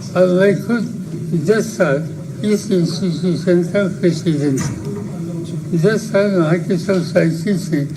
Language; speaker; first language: Hindi; non-native, local second language; Marathi